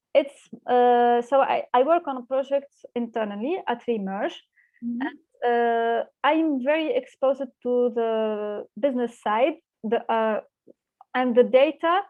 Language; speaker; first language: English; non-native, fluent; Arabic